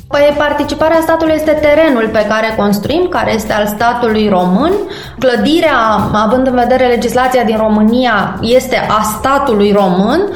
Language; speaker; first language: Romanian; native; Romanian